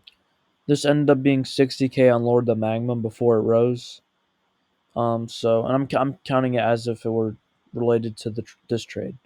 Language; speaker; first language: English; native; English